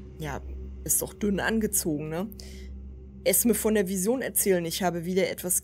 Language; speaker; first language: German; native; German